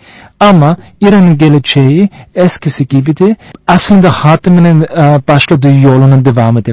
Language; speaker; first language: Turkish; non-native, fluent; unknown